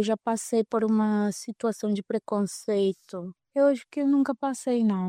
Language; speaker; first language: Portuguese; non-native, fluent; Spanish